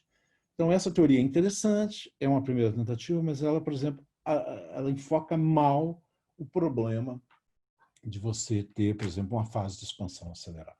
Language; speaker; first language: Portuguese; native; Portuguese